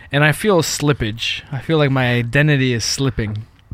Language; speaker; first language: English; native; English